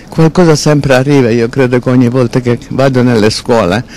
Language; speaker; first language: Italian; non-native, fluent; Hungarian